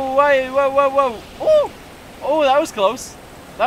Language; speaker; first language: English; native; English